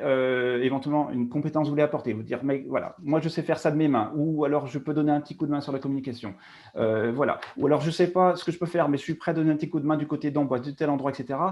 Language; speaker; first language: French; native; French